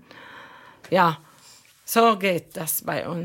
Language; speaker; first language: German; non-native, learner; Arabic